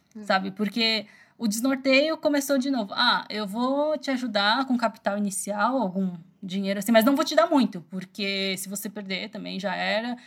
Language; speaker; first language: Portuguese; early bilingual, other home language; Chinese